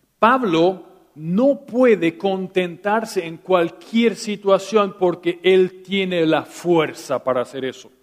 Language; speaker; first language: Spanish; non-native, local second language; German